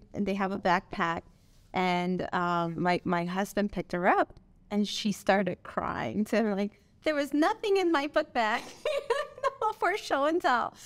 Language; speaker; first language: English; non-native, fluent; Spanish